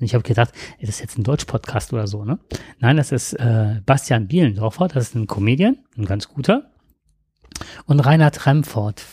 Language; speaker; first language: German; native; German